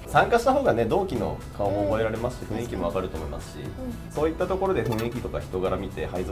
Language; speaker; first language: Japanese; native; Japanese